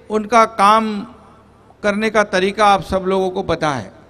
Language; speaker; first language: Hindi; non-native, local second language; Marathi